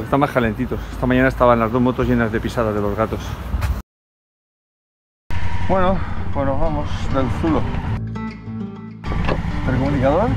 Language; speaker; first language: Spanish; native; Spanish